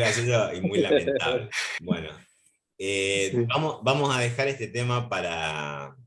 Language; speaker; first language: Spanish; native; Spanish